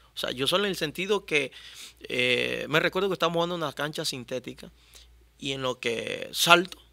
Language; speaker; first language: Spanish; native; Spanish